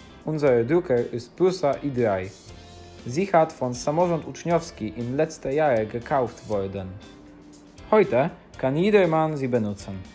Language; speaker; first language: German; non-native, learner; Polish